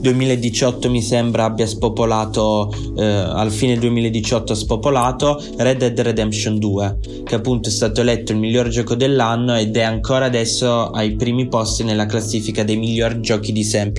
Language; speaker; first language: Italian; native; Italian